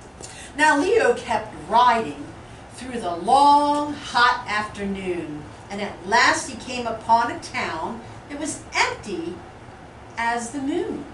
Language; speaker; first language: English; native; English